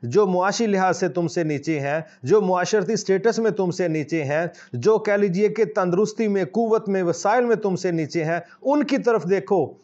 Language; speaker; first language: Urdu; native; Urdu